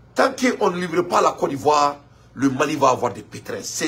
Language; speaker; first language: French; non-native, local second language; Bambara